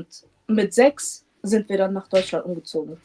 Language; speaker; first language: German; early bilingual, other home language; Kurdish